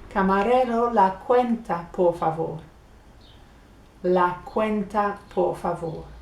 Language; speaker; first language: Spanish; non-native, fluent; English